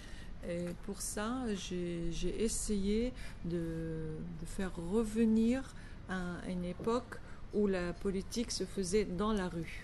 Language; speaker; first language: French; non-native, fluent; Arabic